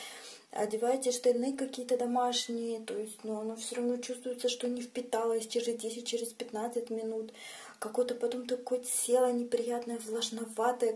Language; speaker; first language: Russian; native; Russian